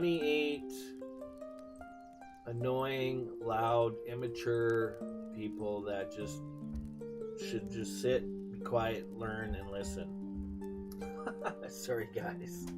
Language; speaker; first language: English; native; English